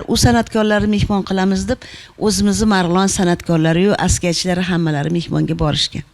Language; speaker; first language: Uzbek; native; Uzbek